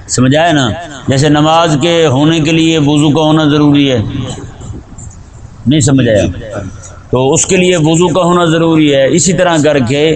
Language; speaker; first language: Urdu; non-native, local second language; Punjabi